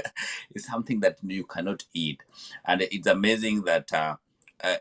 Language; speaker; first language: English; non-native, local second language; Luo (Kenya and Tanzania)